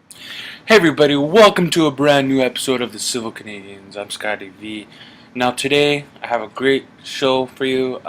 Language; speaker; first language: English; native; English